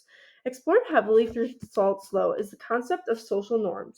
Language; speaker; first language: English; native; English